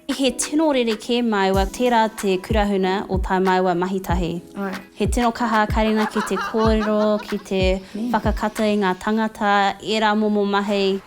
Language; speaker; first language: Māori; non-native, local second language; English